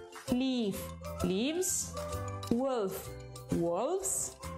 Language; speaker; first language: English; non-native, fluent; Romanian